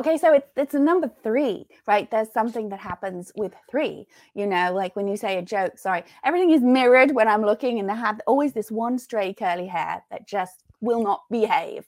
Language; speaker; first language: English; native; English